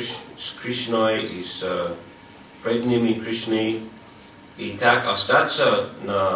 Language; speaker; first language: Russian; non-native, fluent; English